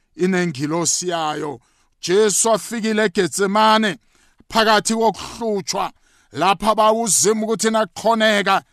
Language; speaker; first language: Zulu; non-native, local second language; South Ndebele